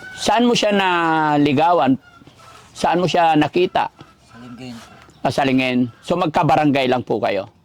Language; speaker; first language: Filipino; native; Filipino